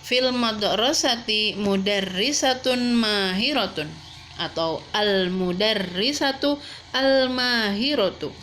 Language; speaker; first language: Arabic; non-native, fluent; Indonesian